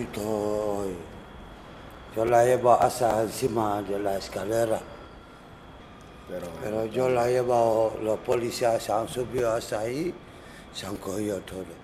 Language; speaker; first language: Spanish; non-native, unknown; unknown